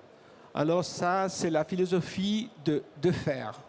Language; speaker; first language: French; non-native, learner; Italian